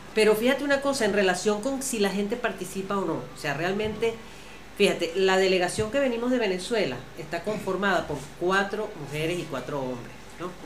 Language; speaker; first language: Spanish; native; Spanish